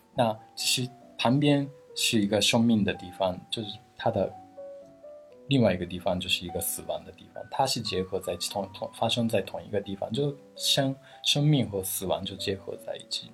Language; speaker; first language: Chinese; non-native, fluent; Japanese